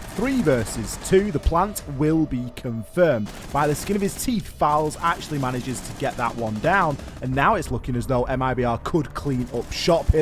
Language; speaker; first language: English; native; English